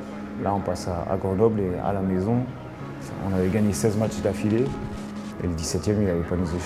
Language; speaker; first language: French; native; French